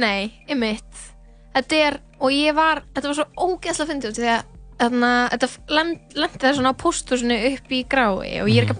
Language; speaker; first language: Icelandic; native; Icelandic